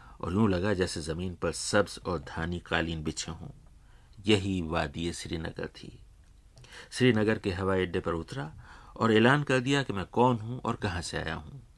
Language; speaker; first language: Urdu; native; Urdu